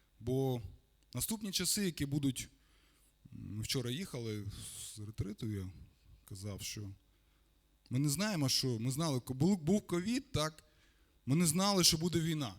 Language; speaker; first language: Ukrainian; non-native, local second language; Russian